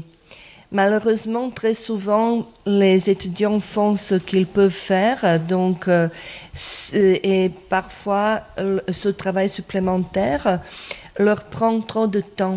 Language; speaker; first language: French; non-native, fluent; Croatian